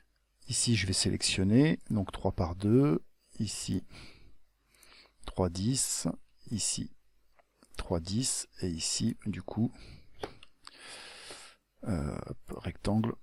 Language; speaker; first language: French; native; French